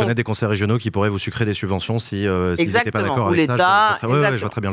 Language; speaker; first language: French; native; French